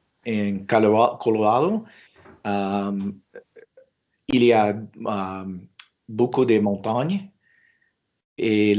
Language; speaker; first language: French; non-native, learner; English